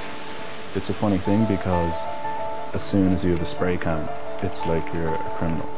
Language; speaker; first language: English; native; English